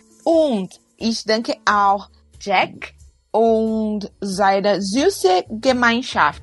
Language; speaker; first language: German; non-native, learner; Portuguese